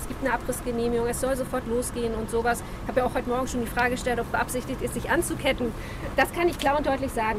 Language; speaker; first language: German; native; German